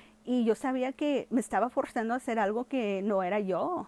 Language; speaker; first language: Spanish; early bilingual, heritage; Spanish